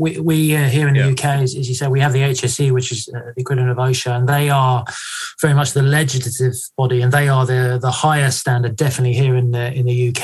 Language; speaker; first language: English; native; English